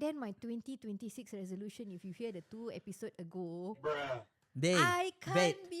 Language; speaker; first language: English; native; English